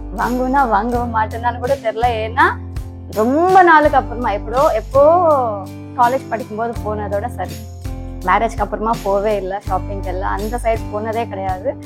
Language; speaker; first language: Tamil; non-native, local second language; Telugu